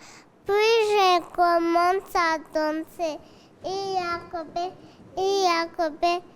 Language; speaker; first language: French; non-native, learner; Kinyarwanda